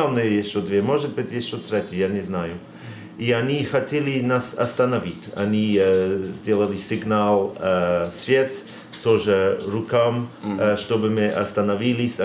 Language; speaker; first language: Russian; non-native, learner; English